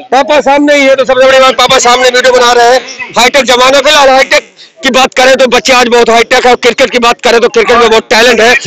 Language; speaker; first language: Hindi; non-native, local second language; Punjabi